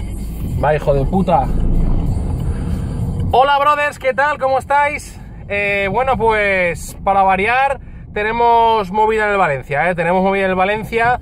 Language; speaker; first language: Spanish; native; Spanish